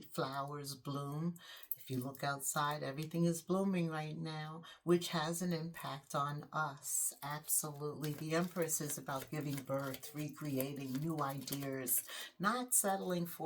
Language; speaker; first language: English; native; English